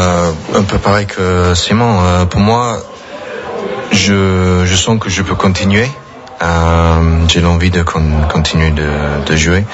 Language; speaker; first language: French; non-native, fluent; English